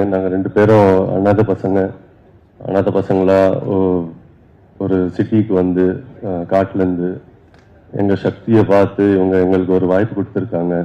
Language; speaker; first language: Tamil; non-native, local second language; Telugu